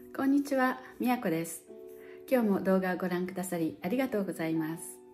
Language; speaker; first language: Japanese; native; Japanese